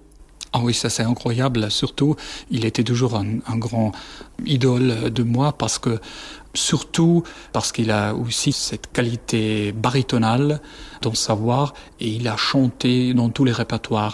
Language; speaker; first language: French; non-native, fluent; German